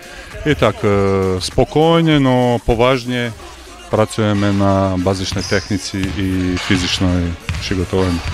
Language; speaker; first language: Polish; non-native, learner; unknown